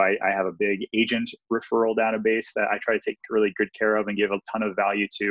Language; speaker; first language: English; native; English